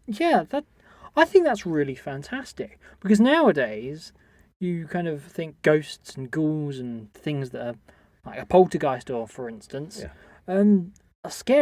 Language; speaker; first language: English; native; English